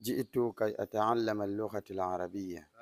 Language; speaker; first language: Arabic; non-native, learner; Swahili